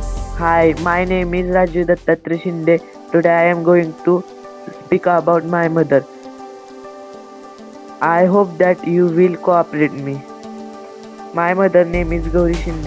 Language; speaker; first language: English; non-native, learner; Marathi